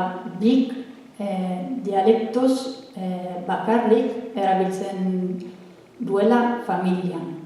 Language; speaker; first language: Basque; non-native, fluent; Italian